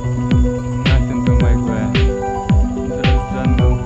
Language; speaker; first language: English; non-native, learner; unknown